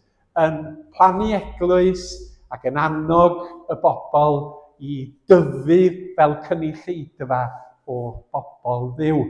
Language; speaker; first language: Welsh; native; Welsh